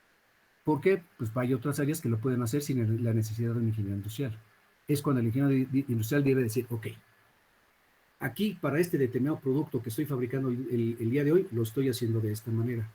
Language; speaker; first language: Spanish; native; Spanish